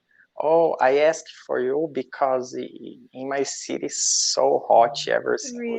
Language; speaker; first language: English; non-native, learner; Portuguese